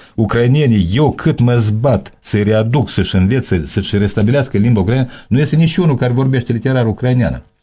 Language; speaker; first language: Romanian; native; Romanian